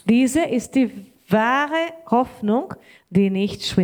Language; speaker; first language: German; non-native, learner; Portuguese